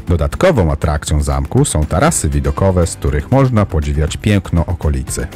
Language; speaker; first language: Polish; native; Polish